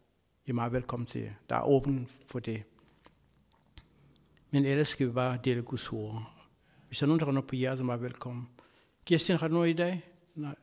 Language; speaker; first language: Danish; non-native, fluent; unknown